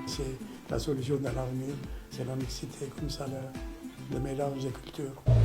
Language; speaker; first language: French; non-native, fluent; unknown